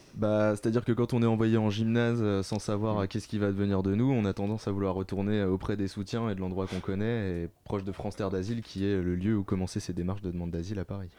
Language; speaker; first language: French; native; French